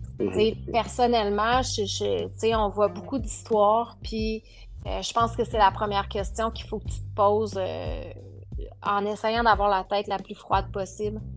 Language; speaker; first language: French; native; French